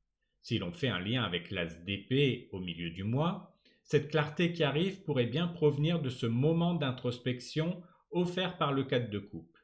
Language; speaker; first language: French; native; French